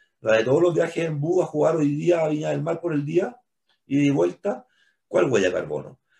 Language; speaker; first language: Spanish; native; Spanish